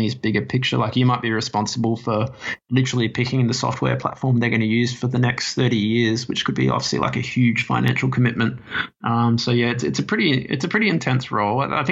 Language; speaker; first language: English; native; English